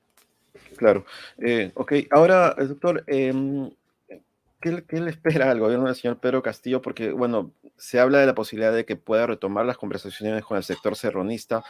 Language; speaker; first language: Spanish; native; Spanish